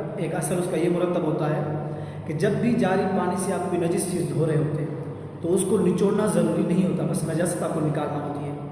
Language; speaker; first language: Urdu; non-native, local second language; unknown